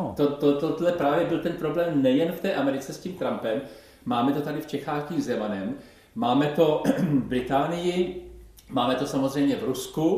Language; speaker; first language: Czech; native; Czech